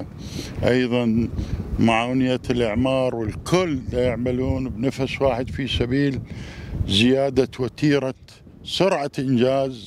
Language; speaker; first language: Arabic; native; Arabic